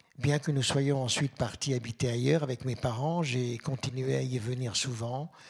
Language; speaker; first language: French; native; French